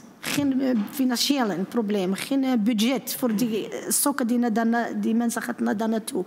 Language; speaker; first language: Dutch; non-native, learner; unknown